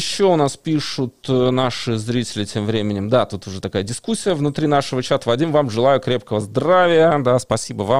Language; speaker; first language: Russian; native; Russian